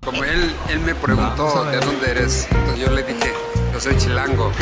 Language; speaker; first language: Spanish; non-native, learner; Korean